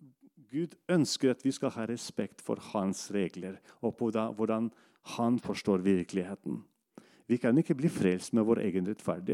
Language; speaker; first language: Norwegian; non-native, fluent; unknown